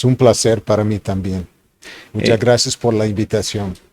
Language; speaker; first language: Spanish; non-native, fluent; English